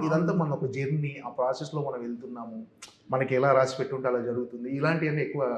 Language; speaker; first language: Telugu; native; Telugu